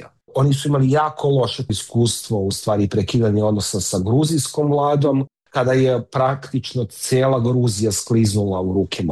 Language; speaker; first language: Serbian; native; Serbian